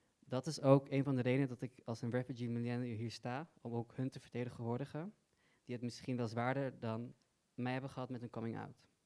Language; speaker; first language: Dutch; early bilingual, other home language; Persian